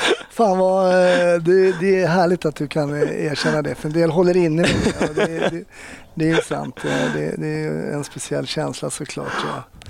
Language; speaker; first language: Swedish; native; Swedish